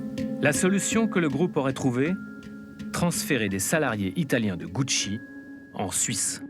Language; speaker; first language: French; native; French